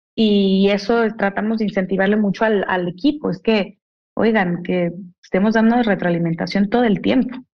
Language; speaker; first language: Spanish; native; Spanish